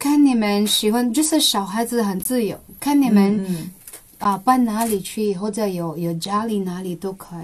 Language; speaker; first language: Chinese; non-native, local second language; Cebuano